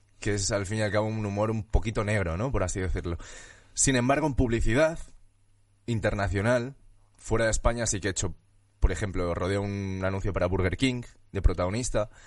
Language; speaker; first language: Spanish; early bilingual, other home language; Chinese